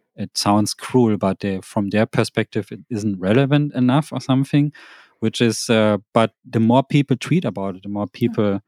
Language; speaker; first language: English; non-native, fluent; German